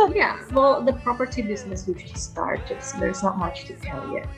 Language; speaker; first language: English; early bilingual, other home language; Indonesian